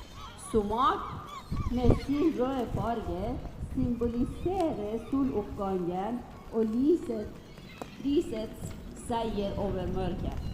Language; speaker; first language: Norwegian; non-native, fluent; Persian